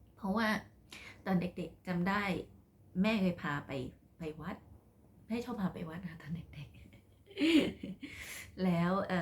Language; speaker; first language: Thai; non-native, local second language; Khmer